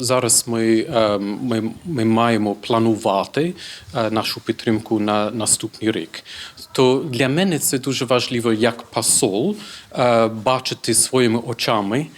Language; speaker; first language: Ukrainian; non-native, fluent; English